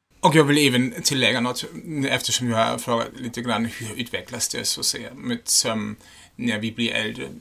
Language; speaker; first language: Swedish; non-native, fluent; German